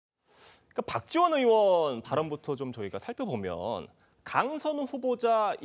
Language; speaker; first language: Korean; native; Korean